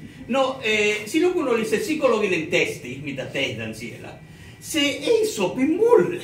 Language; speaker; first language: Finnish; non-native, fluent; Spanish